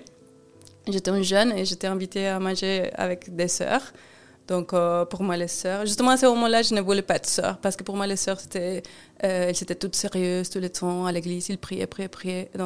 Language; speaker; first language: French; non-native, fluent; Spanish